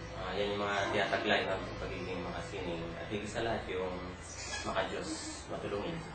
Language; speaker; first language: Filipino; native; Filipino